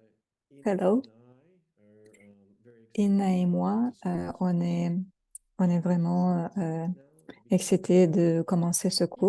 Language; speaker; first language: French; non-native, fluent; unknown